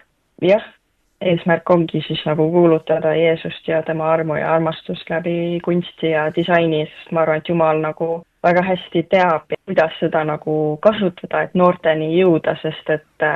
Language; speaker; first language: Estonian; native; Estonian